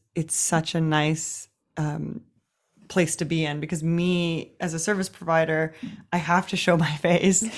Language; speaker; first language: English; native; English